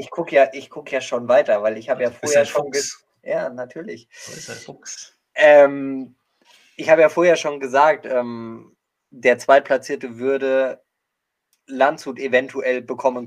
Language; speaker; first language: German; native; German